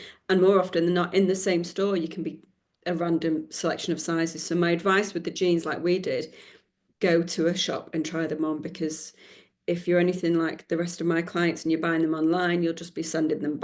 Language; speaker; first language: English; native; English